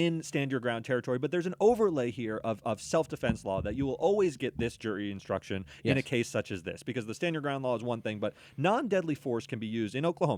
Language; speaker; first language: English; native; English